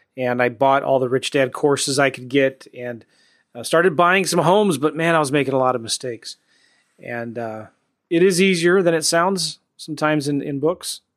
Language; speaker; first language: English; native; English